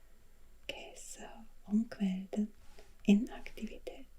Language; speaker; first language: Norwegian; non-native, learner; German